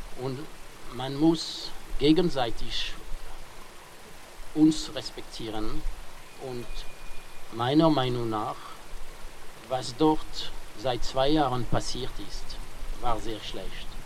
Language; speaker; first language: German; non-native, fluent; French